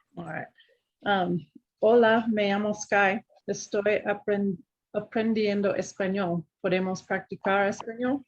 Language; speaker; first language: Spanish; non-native, learner; English